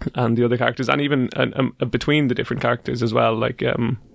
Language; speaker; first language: English; native; English